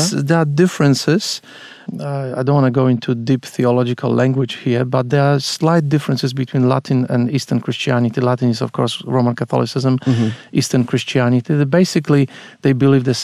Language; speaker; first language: English; non-native, fluent; Polish